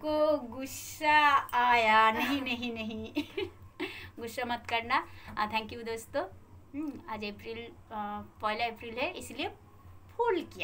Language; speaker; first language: Hindi; non-native, local second language; Bangla